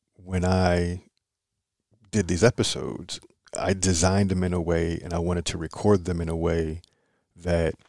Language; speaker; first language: English; native; English